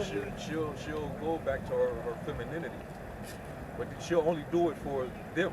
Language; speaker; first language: English; native; English